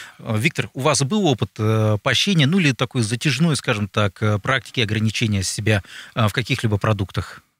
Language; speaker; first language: Russian; native; Russian